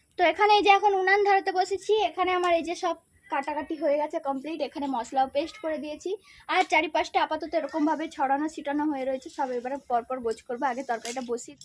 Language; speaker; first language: Bangla; non-native, local second language; Santali